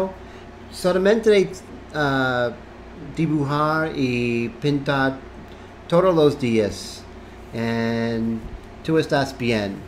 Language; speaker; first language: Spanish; non-native, learner; English